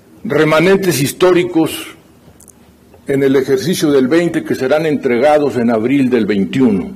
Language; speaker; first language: Spanish; native; Spanish